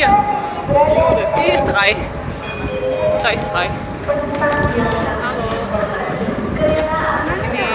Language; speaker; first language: German; non-native, learner; Indonesian